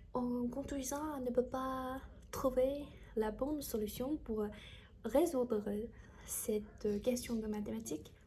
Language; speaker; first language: French; non-native, learner; Chinese